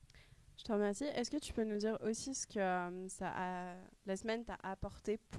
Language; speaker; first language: French; native; French